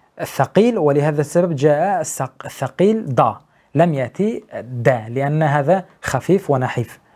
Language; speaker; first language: Arabic; non-native, learner; Turkish